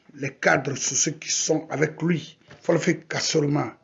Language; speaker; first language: French; non-native, local second language; Susu